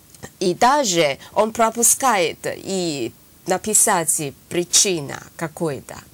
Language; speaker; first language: Russian; non-native, learner; Chinese